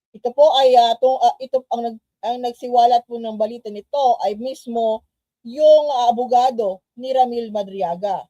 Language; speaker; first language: Filipino; non-native, local second language; Cebuano